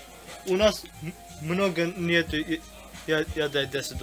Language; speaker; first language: Russian; non-native, learner; Turkish